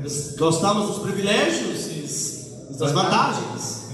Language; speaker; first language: Portuguese; native; Portuguese